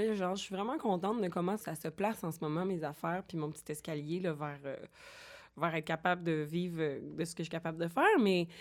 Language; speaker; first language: French; native; French